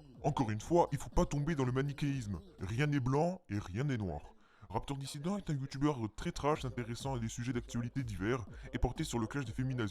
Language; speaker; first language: French; native; French